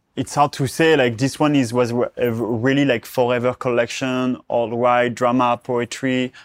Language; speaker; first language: English; non-native, learner; French